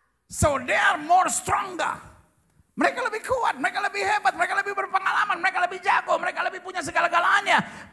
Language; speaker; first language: Indonesian; native; Indonesian